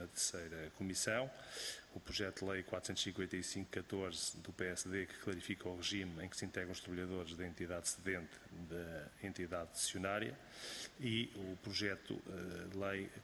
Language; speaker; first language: Portuguese; native; Portuguese